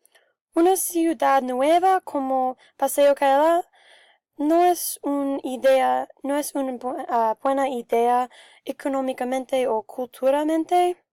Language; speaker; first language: Spanish; non-native, learner; English